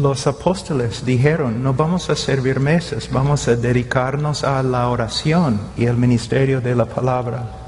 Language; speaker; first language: Spanish; non-native, fluent; English